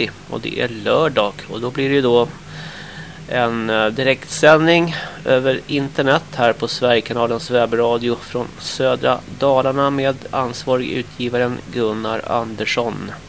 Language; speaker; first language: Swedish; native; Swedish